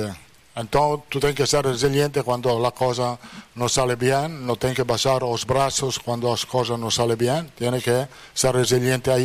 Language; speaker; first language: Portuguese; non-native, fluent; Italian